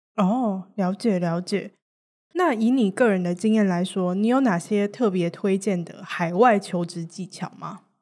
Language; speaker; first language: Chinese; native; Chinese